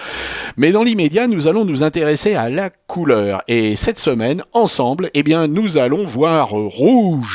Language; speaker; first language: French; native; French